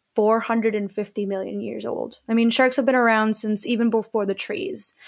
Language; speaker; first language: English; early bilingual, other home language; Spanish